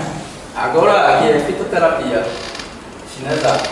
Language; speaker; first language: Portuguese; non-native, learner; Korean